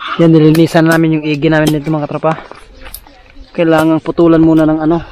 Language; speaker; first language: Filipino; non-native, local second language; Cebuano